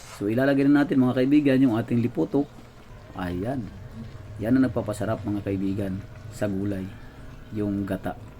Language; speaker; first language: Filipino; non-native, local second language; Cebuano